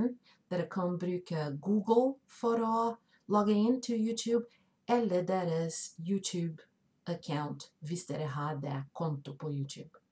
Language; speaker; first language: Norwegian; non-native, fluent; Spanish